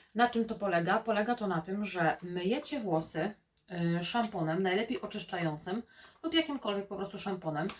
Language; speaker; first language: Polish; native; Polish